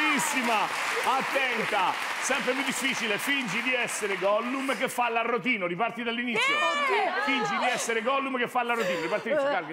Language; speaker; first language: Italian; native; Italian